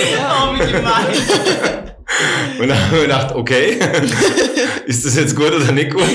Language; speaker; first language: German; native; German